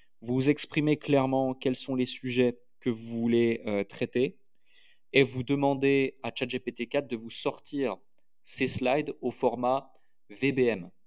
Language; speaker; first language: French; native; French